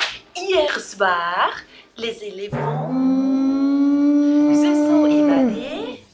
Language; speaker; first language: French; non-native, learner; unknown